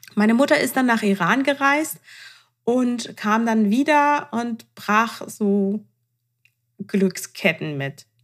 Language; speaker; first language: German; non-native, fluent; Persian